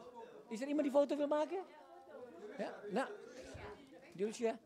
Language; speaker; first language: Dutch; non-native, fluent; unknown